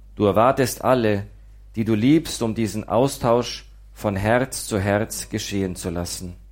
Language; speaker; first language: German; native; German